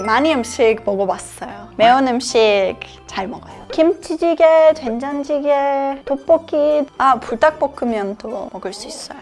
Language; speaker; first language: Korean; non-native, learner; Serbian